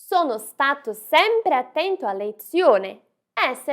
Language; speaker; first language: Italian; non-native, fluent; Portuguese